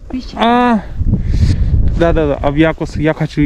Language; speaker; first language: Russian; non-native, learner; Hindi